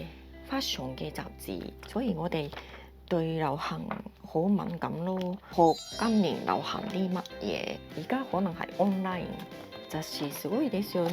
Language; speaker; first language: Cantonese; non-native, fluent; Japanese